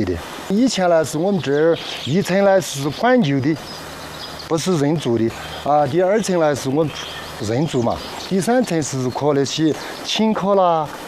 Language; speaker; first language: Chinese; native; Chinese